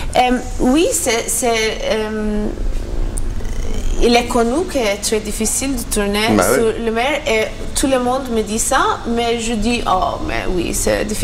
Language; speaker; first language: French; non-native, learner; Maltese